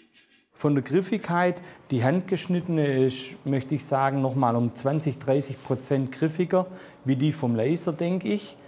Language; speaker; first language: German; native; German